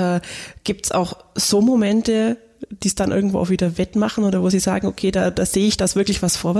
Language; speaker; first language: German; native; German